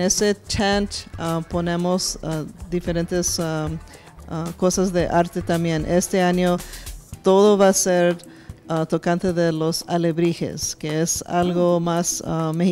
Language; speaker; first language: Spanish; early bilingual, heritage; English